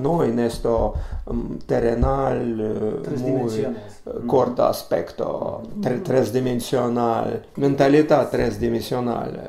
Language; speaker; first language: Spanish; non-native, learner; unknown